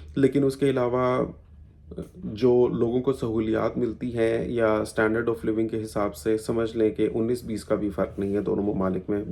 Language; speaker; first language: Urdu; native; Urdu